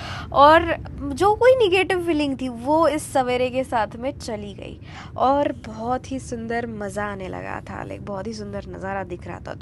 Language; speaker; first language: Hindi; non-native, local second language; Marathi